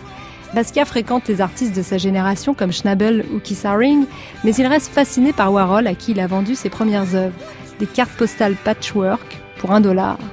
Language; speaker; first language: French; native; French